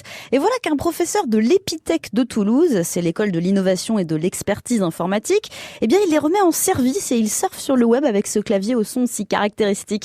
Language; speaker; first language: French; native; French